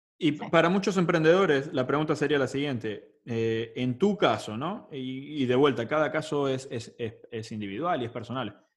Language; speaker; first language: Spanish; native; Spanish